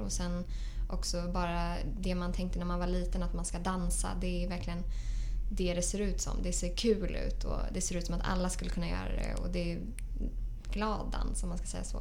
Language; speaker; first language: Swedish; native; Swedish